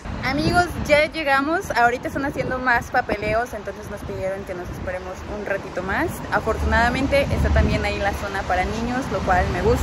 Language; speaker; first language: Spanish; native; Spanish